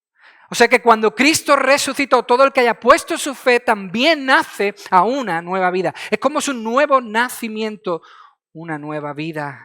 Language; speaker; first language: Spanish; native; Spanish